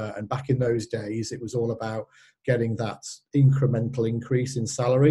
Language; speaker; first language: English; native; English